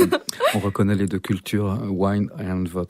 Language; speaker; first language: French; native; French